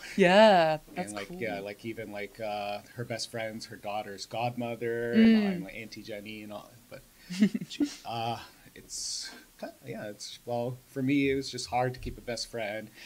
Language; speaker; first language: English; native; English